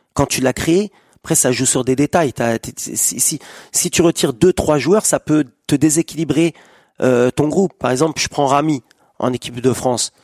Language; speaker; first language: French; native; French